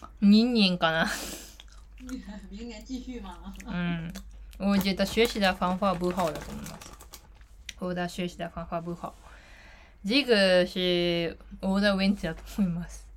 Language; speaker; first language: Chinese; non-native, learner; Japanese